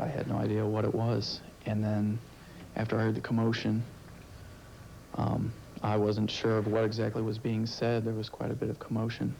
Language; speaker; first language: English; native; English